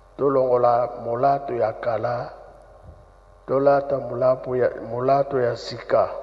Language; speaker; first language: Lingala; non-native, local second language; Kongo